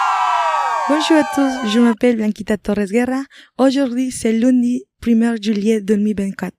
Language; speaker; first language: French; non-native, learner; Spanish